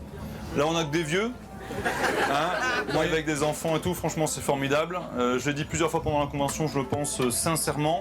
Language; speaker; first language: French; native; French